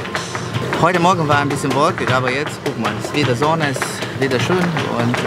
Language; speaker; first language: German; non-native, fluent; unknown